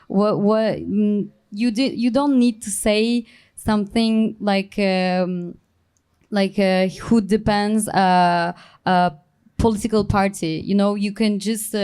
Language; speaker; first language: English; non-native, learner; Turkish